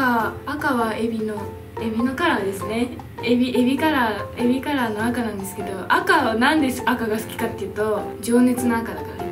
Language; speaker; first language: Japanese; native; Japanese